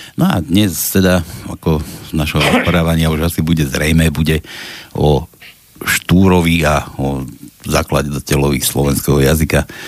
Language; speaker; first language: Slovak; native; Slovak